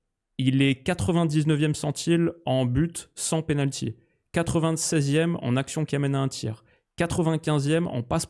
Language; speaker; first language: French; native; French